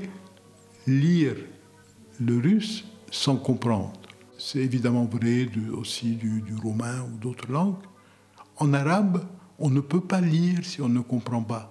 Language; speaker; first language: French; non-native, local second language; Arabic